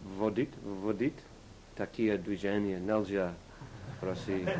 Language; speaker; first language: Russian; non-native, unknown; English